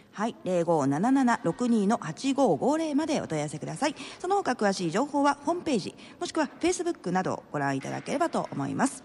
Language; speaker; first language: Japanese; native; Japanese